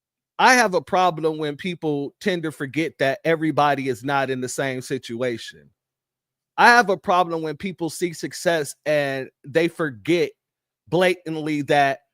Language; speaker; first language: English; native; English